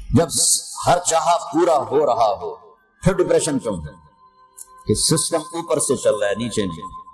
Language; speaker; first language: Urdu; non-native, local second language; Punjabi